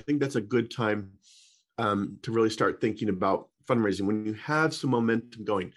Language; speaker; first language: English; native; English